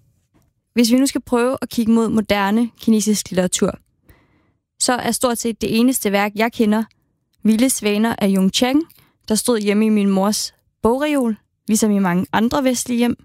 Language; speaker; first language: Danish; native; Danish